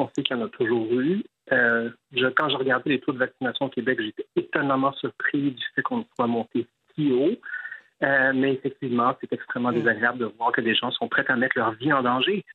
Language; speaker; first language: French; native; French